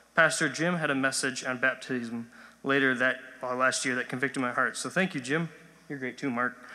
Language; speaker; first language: English; native; English